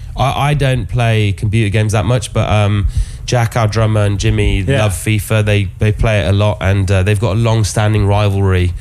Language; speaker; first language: English; native; English